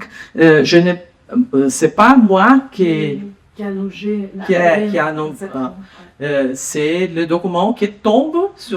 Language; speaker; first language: French; non-native, learner; Portuguese